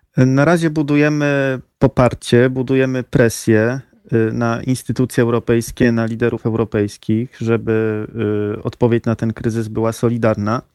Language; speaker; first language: Polish; native; Polish